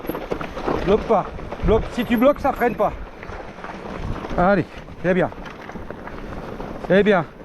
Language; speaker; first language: French; native; French